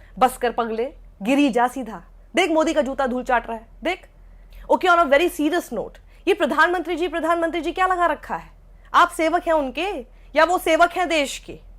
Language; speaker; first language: Hindi; native; Hindi